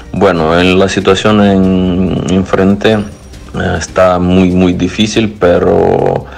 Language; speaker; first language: Spanish; non-native, fluent; Ukrainian